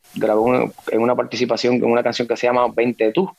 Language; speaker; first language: Spanish; native; Spanish